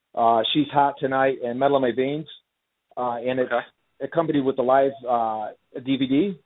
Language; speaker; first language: English; native; English